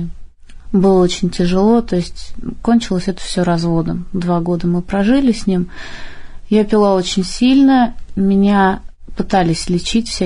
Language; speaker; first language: Russian; native; Russian